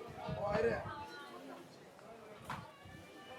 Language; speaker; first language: Turkish; native; Turkish